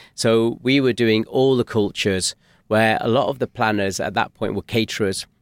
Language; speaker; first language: English; native; English